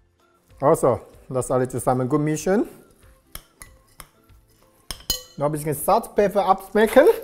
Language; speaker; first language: German; non-native, learner; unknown